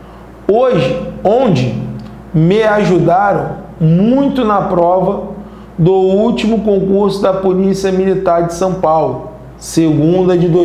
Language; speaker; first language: Portuguese; native; Portuguese